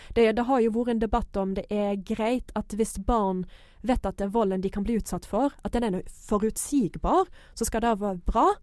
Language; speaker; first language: Norwegian; non-native, fluent; English